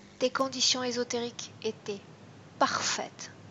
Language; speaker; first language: French; native; French